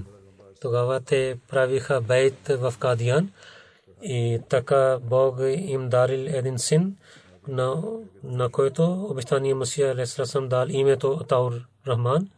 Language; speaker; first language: Bulgarian; non-native, learner; Urdu